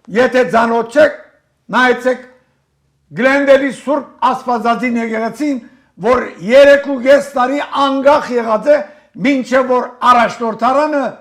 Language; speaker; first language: Armenian; native; Armenian